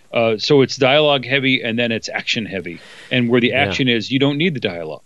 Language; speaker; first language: English; native; English